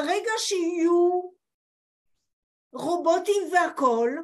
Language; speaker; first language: Hebrew; non-native, fluent; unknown